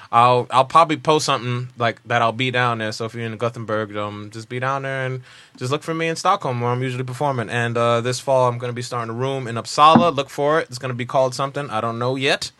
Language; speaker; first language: English; native; English